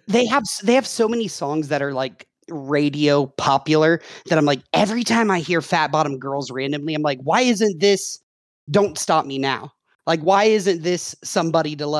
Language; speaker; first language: English; native; English